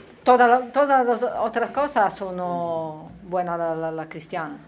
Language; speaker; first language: Spanish; non-native, learner; Italian